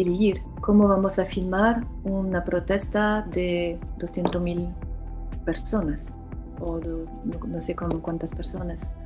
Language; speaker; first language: Spanish; non-native, fluent; French